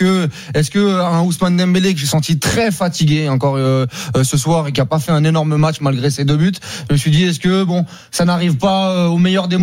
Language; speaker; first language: French; native; French